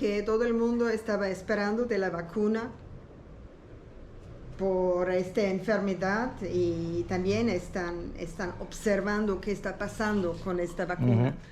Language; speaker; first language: Spanish; non-native, learner; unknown